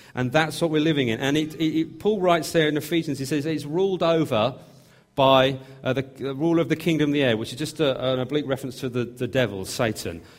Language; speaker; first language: English; native; English